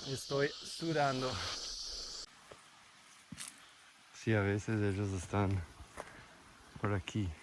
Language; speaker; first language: Spanish; non-native, learner; English